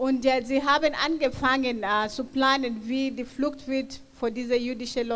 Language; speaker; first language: German; non-native, fluent; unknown